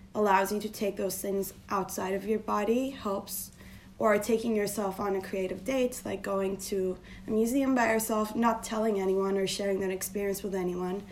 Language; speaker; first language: English; non-native, fluent; Turkish